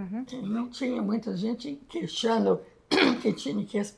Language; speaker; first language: Portuguese; non-native, fluent; English